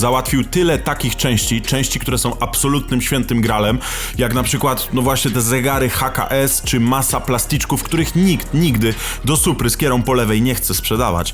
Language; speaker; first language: Polish; native; Polish